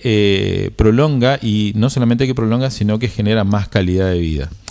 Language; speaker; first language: Spanish; native; Spanish